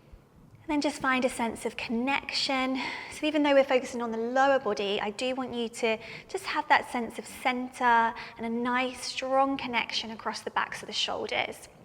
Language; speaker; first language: English; native; English